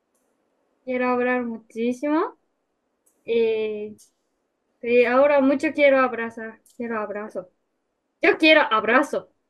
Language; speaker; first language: Spanish; non-native, learner; Japanese